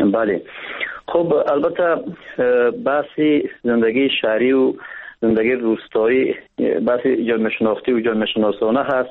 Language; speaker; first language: Persian; native; Persian